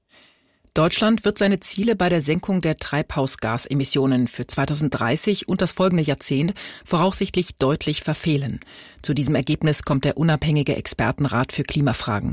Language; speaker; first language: German; native; German